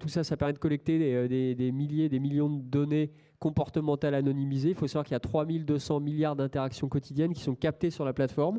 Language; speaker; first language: French; native; French